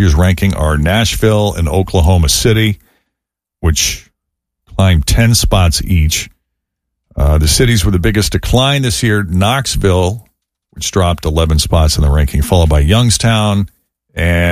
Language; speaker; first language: English; native; English